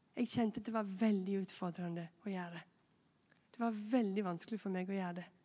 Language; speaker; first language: Norwegian; native; Norwegian